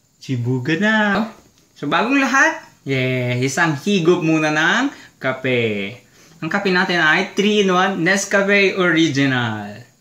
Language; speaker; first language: Filipino; non-native, local second language; Bikol